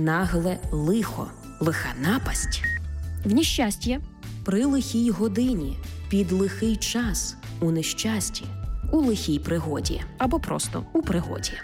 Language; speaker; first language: Ukrainian; native; Ukrainian